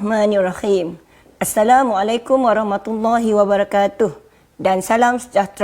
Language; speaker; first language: Malay; native; Malay